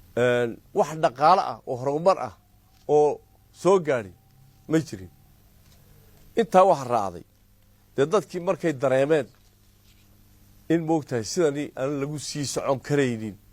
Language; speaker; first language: Somali; native; Somali